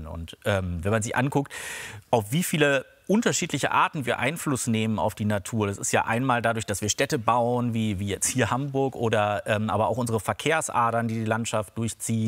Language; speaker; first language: German; native; German